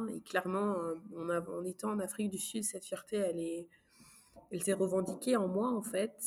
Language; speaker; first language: French; native; French